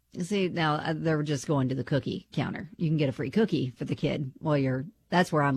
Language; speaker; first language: English; native; English